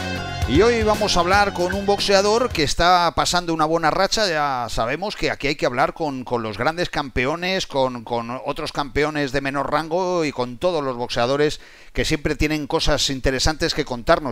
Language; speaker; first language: Spanish; native; Spanish